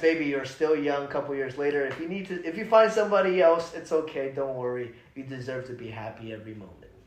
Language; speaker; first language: English; early bilingual, other home language; Chinese